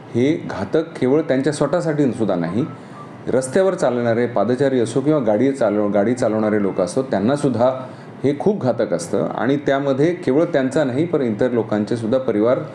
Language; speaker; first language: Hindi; non-native, local second language; Marathi